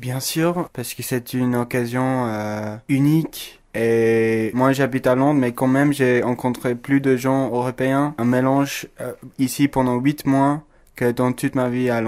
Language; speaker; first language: French; non-native, fluent; English